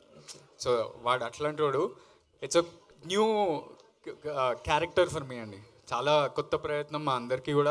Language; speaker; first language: Telugu; native; Telugu